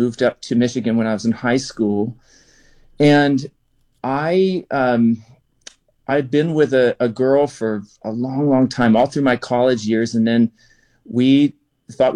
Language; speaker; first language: English; native; English